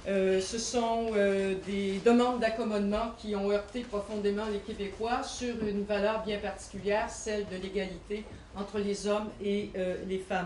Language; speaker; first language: French; native; French